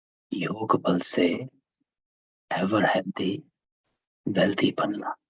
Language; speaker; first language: Hindi; native; Hindi